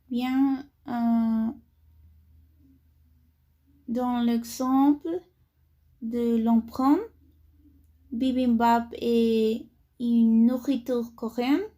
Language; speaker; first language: French; non-native, learner; Spanish